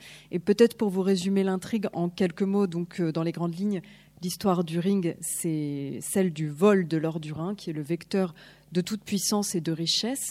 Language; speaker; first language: French; native; French